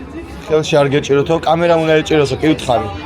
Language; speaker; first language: Georgian; native; Georgian